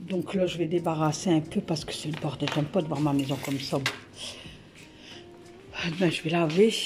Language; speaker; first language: French; native; French